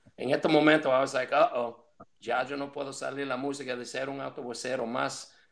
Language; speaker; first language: Spanish; non-native, fluent; English